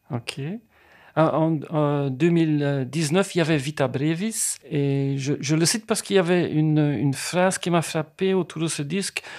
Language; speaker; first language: French; native; French